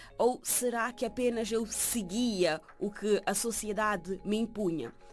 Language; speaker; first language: Portuguese; non-native, local second language; Kabuverdianu